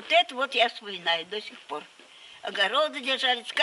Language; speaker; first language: Russian; native; Russian